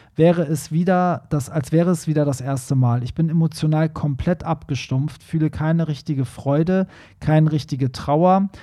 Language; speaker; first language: German; non-native, fluent; Persian